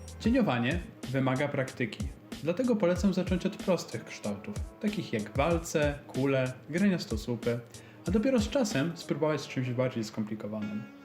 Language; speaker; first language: Polish; native; Polish